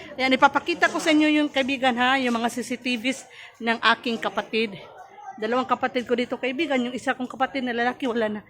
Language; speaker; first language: Filipino; non-native, local second language; Cebuano